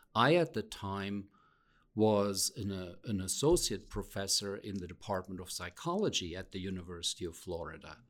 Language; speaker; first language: English; non-native, fluent; German